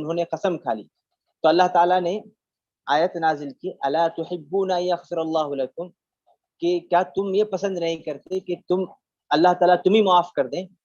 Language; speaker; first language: Urdu; native; Urdu